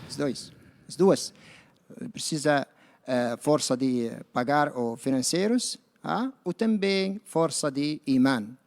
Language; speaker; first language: Portuguese; non-native, learner; Arabic